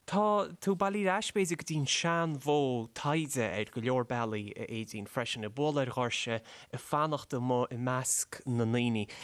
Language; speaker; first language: Irish; native; Irish